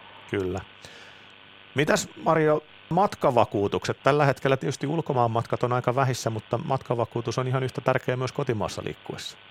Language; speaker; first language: Finnish; native; Finnish